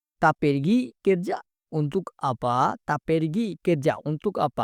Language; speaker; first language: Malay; non-native, learner; Bangla